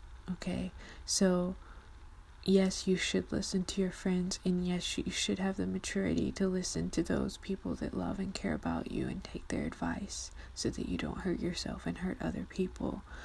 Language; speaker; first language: English; early bilingual, other home language; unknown